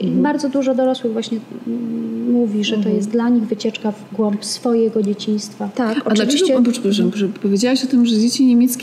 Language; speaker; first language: Polish; native; Polish